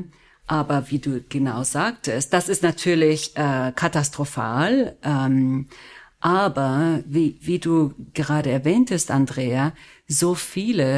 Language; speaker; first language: German; non-native, fluent; Spanish